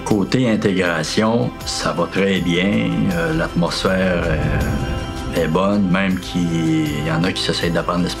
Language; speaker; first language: French; native; French